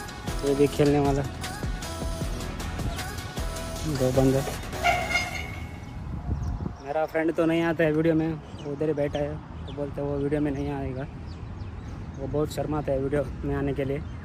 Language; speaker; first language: Hindi; non-native, local second language; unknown